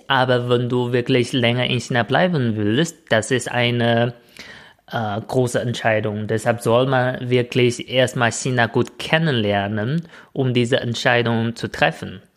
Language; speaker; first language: German; non-native, fluent; Chinese